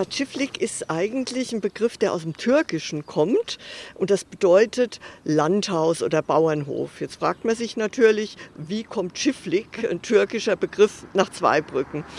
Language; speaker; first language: German; native; German